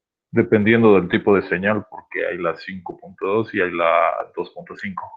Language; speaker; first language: Spanish; native; Spanish